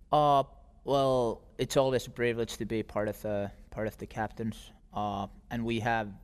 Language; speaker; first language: English; non-native, fluent; Finnish